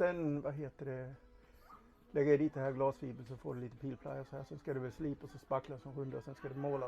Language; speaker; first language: Swedish; native; Swedish